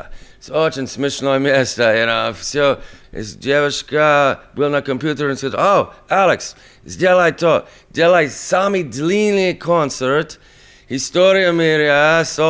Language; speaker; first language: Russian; non-native, learner; English